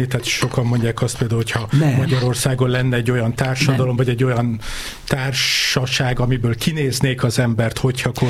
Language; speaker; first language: Hungarian; native; Hungarian